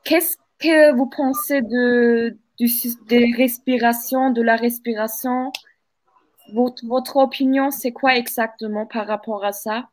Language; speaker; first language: French; non-native, fluent; Turkish